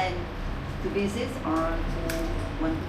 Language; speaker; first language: English; non-native, learner; Vietnamese